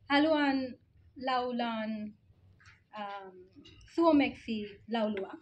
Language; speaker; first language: Finnish; non-native, learner; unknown